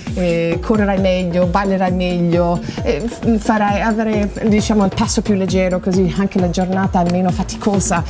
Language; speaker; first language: Italian; non-native, fluent; English